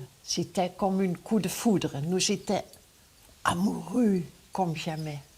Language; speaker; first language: French; non-native, learner; Dutch